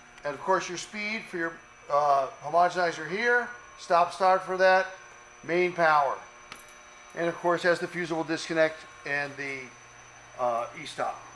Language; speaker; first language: English; native; English